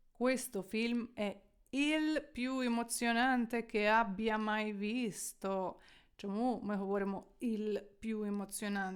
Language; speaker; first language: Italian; non-native, fluent; Ukrainian